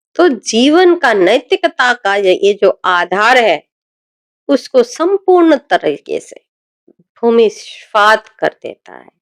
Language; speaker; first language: Hindi; non-native, local second language; Bangla